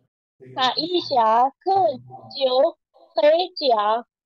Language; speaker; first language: Chinese; non-native, learner; Urdu